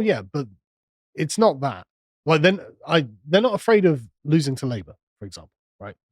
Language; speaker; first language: English; native; English